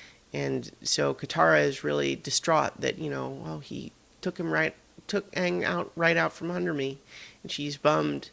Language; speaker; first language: English; native; English